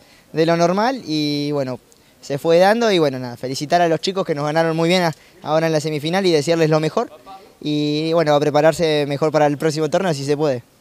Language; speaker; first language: Spanish; native; Spanish